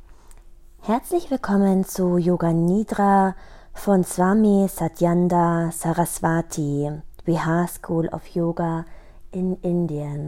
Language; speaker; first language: German; native; German